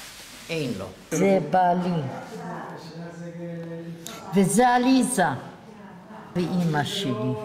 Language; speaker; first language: Hebrew; non-native, fluent; Yiddish